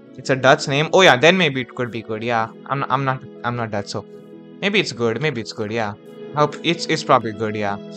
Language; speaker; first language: English; non-native, local second language; Hindi